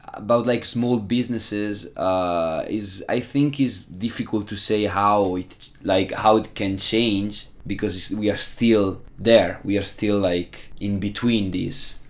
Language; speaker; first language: English; non-native, fluent; Italian